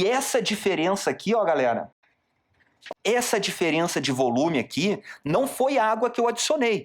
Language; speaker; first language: Portuguese; native; Portuguese